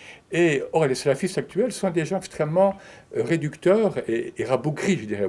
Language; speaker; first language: French; native; French